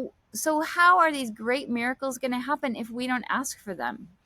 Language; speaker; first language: English; native; English